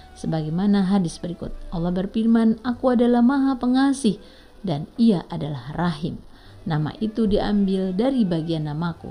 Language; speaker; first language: Indonesian; native; Indonesian